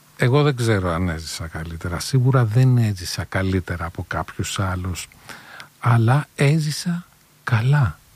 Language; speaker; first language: Greek; native; Greek